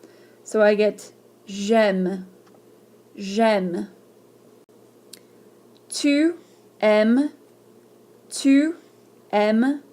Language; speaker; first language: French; non-native, fluent; English